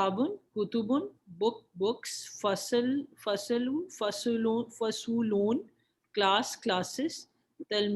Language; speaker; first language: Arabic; non-native, learner; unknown